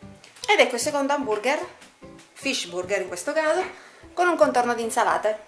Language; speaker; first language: Italian; native; Italian